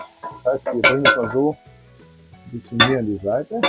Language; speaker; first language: German; native; German